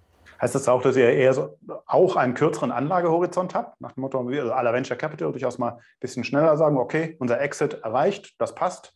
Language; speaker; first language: German; native; German